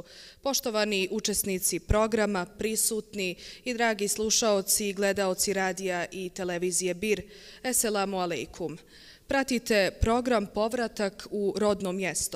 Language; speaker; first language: Bosnian; native; Bosnian